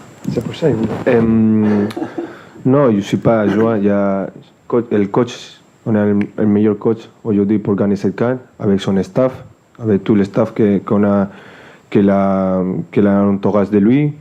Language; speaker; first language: French; non-native, fluent; Spanish